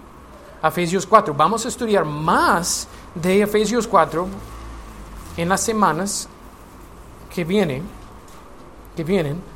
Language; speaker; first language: Spanish; non-native, learner; English